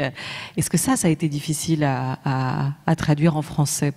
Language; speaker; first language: French; native; French